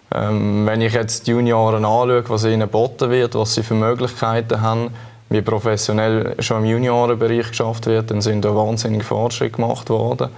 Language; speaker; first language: German; native; German